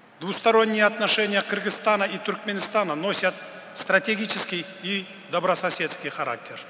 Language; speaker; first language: Russian; non-native, local second language; Kyrgyz